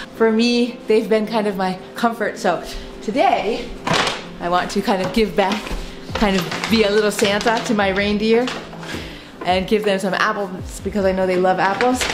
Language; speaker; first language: English; native; English